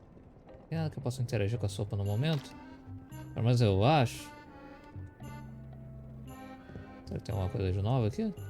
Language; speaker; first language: Portuguese; native; Portuguese